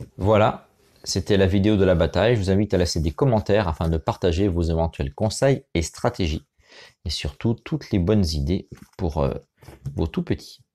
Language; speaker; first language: French; native; French